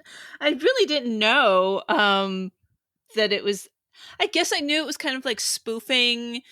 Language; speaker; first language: English; native; English